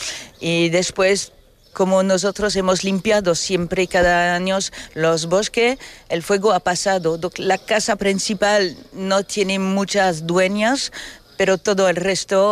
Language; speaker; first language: Spanish; non-native, learner; French